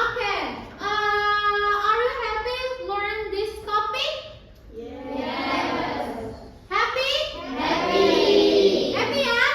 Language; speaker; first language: English; non-native, learner; Indonesian